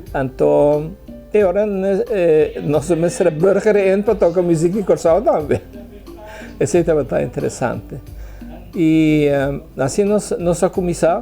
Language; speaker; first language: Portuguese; early bilingual, heritage; Portuguese